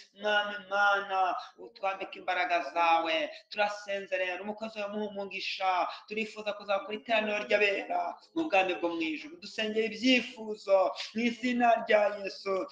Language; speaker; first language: Kinyarwanda; native; Kinyarwanda